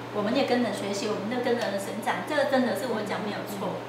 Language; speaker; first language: Chinese; non-native, fluent; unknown